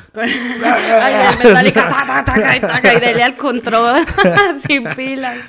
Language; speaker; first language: Spanish; native; Spanish